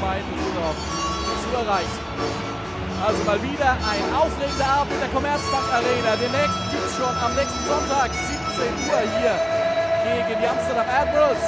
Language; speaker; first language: German; native; German